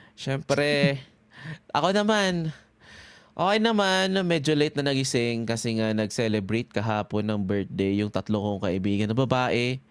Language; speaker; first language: Filipino; native; Filipino